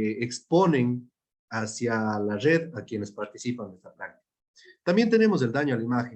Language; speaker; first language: Spanish; native; Spanish